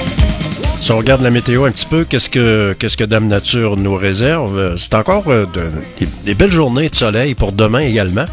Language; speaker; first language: French; native; French